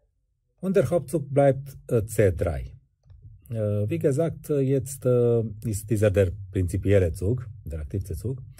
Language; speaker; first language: German; non-native, fluent; Romanian